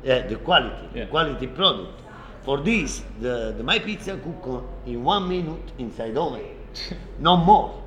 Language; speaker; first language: English; non-native, learner; Italian